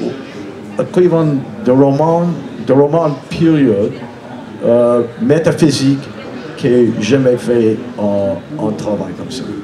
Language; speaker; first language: French; non-native, learner; English